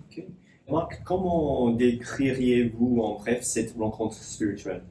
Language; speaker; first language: French; non-native, fluent; English